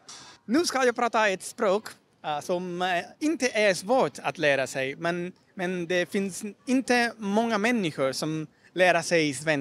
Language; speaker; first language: Swedish; non-native, learner; Italian